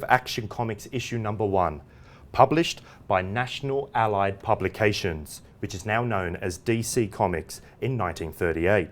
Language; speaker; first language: English; native; English